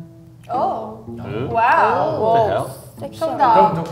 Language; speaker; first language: Korean; non-native, learner; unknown